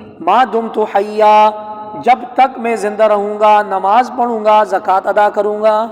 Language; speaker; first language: Urdu; non-native, local second language; Punjabi